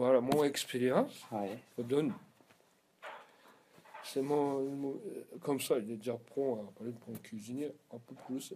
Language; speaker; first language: French; non-native, learner; Japanese